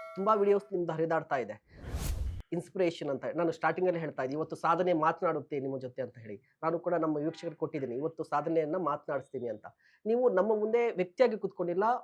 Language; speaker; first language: Kannada; native; Kannada